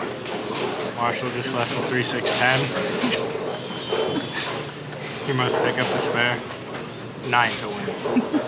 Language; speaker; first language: English; native; English